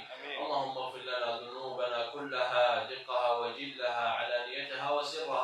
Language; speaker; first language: Arabic; native; Arabic